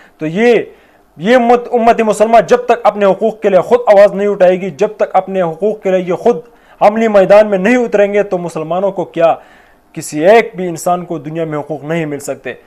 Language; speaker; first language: Urdu; non-native, local second language; Pashto